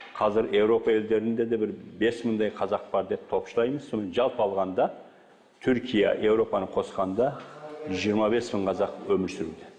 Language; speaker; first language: Kazakh; early bilingual, heritage; Kazakh